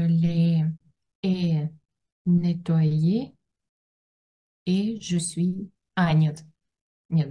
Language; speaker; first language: French; non-native, learner; Russian